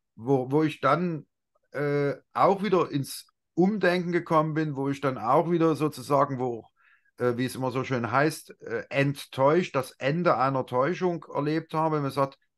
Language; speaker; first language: German; native; German